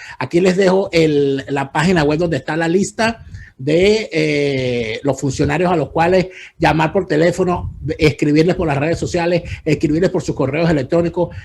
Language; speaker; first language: Spanish; native; Spanish